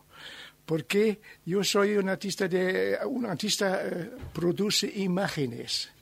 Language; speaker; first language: Spanish; non-native, learner; German